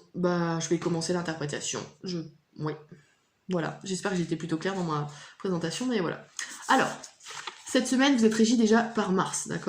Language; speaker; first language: French; native; French